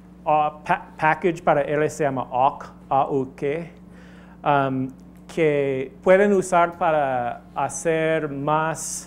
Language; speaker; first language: Spanish; non-native, fluent; English